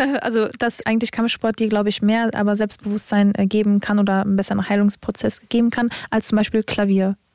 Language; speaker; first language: German; early bilingual, other home language; Serbian